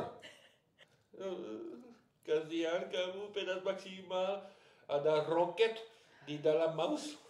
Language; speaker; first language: Indonesian; non-native, learner; French